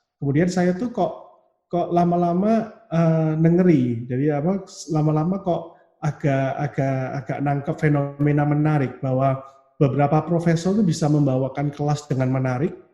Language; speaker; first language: Indonesian; native; Indonesian